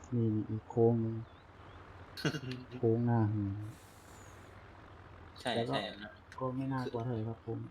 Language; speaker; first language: Thai; native; Thai